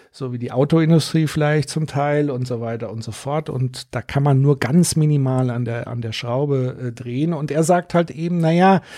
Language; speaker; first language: German; native; German